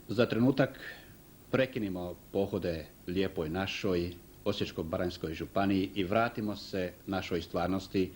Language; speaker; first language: Croatian; native; Croatian